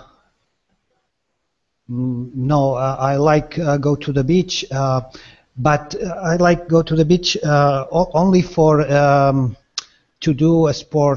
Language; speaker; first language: English; non-native, learner; Spanish